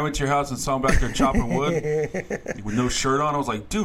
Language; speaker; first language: English; native; English